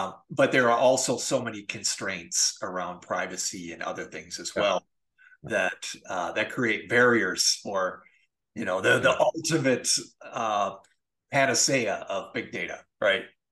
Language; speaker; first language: English; native; English